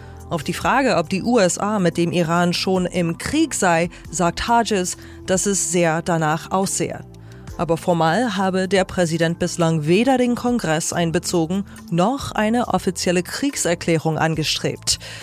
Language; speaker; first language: German; native; German